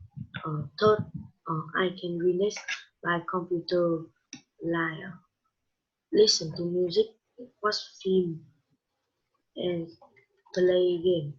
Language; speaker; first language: English; non-native, learner; Vietnamese